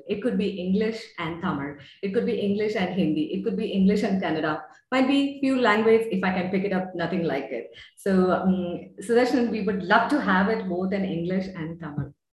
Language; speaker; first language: English; non-native, local second language; Tamil